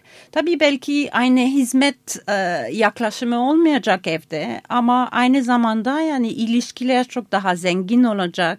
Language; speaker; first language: Turkish; non-native, fluent; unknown